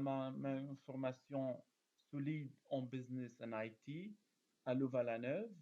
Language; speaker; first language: French; non-native, learner; Arabic